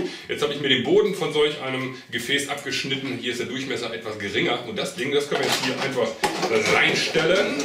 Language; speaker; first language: German; native; German